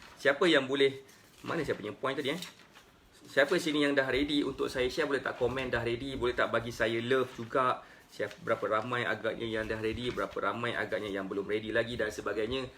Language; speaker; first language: Malay; native; Malay